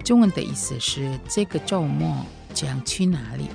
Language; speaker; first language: Chinese; non-native, fluent; Indonesian